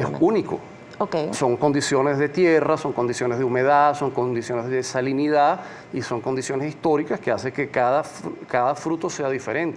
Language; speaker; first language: Spanish; native; Spanish